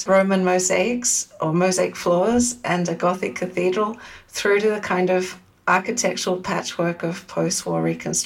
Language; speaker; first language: English; native; English